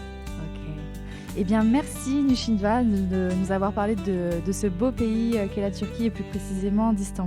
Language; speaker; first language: French; native; French